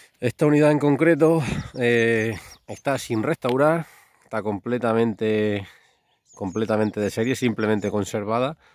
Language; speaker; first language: Spanish; native; Spanish